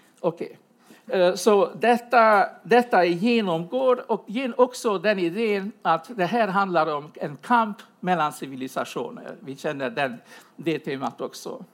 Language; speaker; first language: Swedish; non-native, fluent; Hungarian